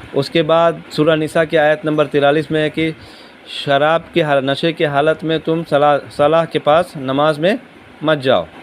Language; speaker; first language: Urdu; native; Urdu